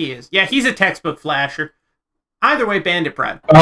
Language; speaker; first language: English; native; English